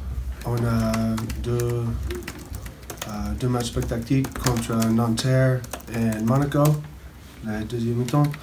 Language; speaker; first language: French; non-native, learner; English